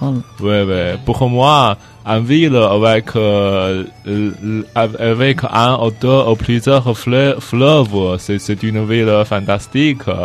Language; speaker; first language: French; non-native, learner; Chinese